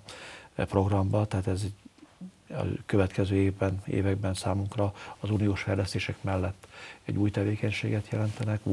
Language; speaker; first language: Hungarian; native; Hungarian